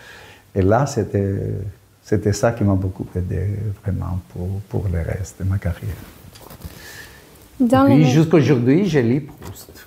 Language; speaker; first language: French; non-native, fluent; Greek